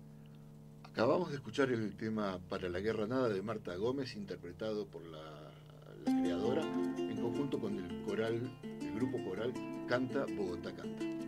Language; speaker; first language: Spanish; native; Spanish